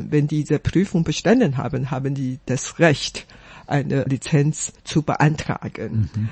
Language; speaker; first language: German; non-native, fluent; Chinese